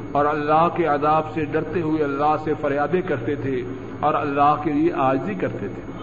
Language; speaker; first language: Urdu; native; Urdu